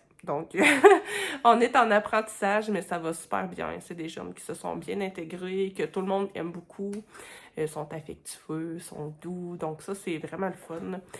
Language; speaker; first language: French; native; French